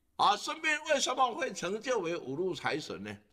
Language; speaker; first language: Chinese; native; Chinese